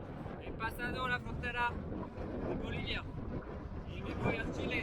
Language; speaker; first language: Spanish; non-native, learner; French